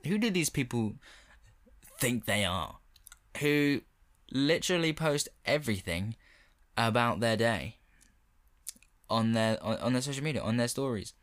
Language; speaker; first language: English; native; English